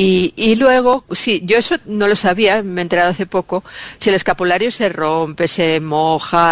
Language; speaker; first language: Spanish; native; Spanish